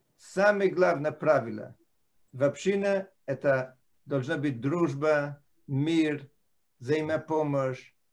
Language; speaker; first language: Russian; non-native, fluent; Italian